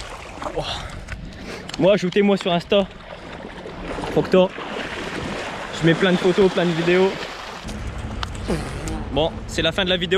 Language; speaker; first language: French; native; French